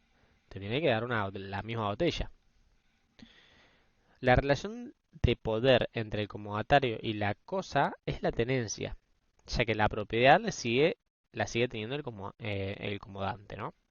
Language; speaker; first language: Spanish; native; Spanish